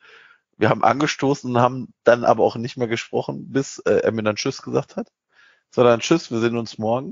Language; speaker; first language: German; native; German